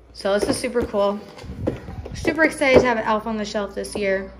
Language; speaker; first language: English; native; English